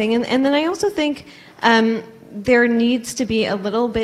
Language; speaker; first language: English; native; English